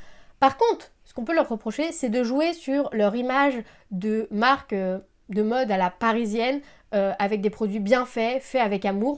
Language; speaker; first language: French; native; French